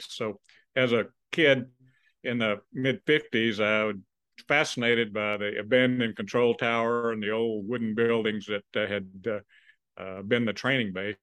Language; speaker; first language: English; native; English